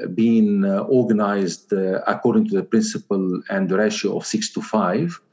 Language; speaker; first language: English; non-native, fluent; Arabic